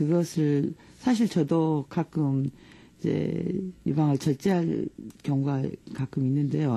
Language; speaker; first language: Korean; native; Korean